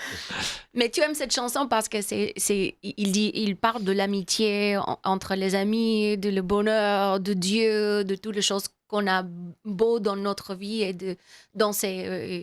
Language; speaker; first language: French; non-native, learner; English